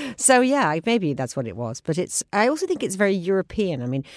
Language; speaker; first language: English; native; English